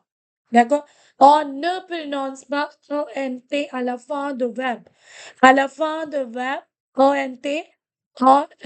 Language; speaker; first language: French; non-native, fluent; Hindi